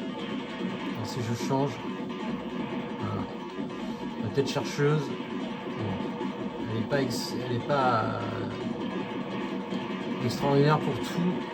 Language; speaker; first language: French; native; French